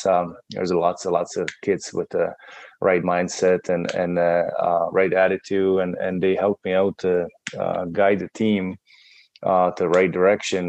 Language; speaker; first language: English; non-native, fluent; Czech